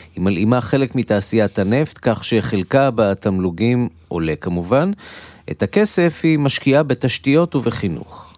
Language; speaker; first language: Hebrew; native; Hebrew